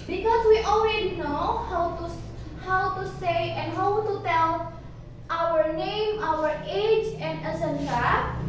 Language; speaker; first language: English; non-native, fluent; Indonesian